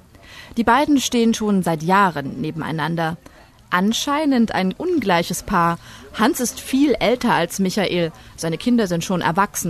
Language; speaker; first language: German; native; German